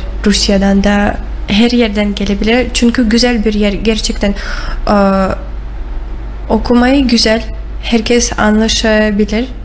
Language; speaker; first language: Turkish; non-native, learner; Russian